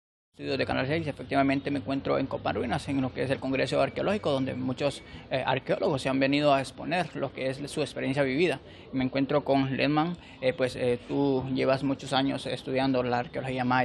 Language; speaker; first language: Spanish; native; Spanish